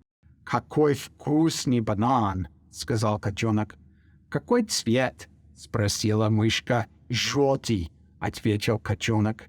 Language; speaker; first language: Russian; non-native, fluent; English